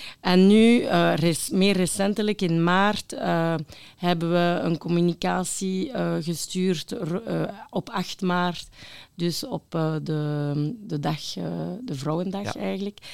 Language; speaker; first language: Dutch; non-native, local second language; French